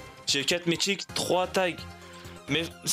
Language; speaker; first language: French; native; French